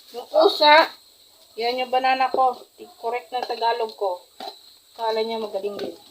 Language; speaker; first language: Filipino; non-native, local second language; Hiligaynon